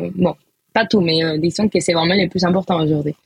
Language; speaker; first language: French; non-native, fluent; Spanish